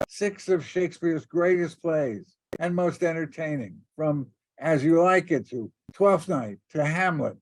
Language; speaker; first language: English; native; English